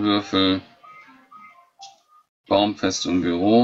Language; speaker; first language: German; native; German